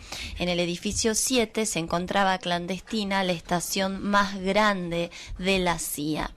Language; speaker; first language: Spanish; native; Spanish